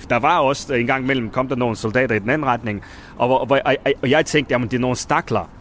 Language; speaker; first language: Danish; non-native, fluent; Russian